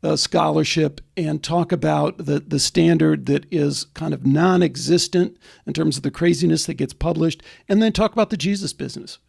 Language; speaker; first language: English; native; English